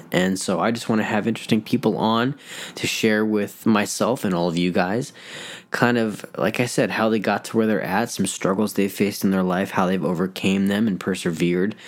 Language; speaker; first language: English; native; English